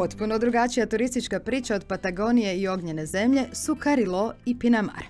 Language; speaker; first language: Croatian; native; Croatian